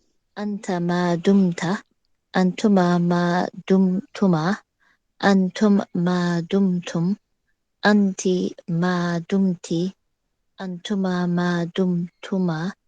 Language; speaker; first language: Arabic; non-native, learner; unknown